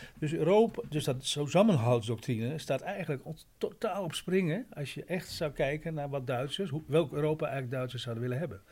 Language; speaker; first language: Dutch; native; Dutch